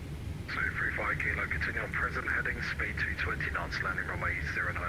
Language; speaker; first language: English; native; English